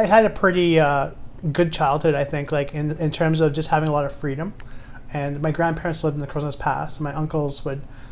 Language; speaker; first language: English; native; English